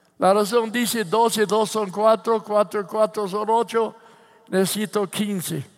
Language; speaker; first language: Spanish; non-native, fluent; English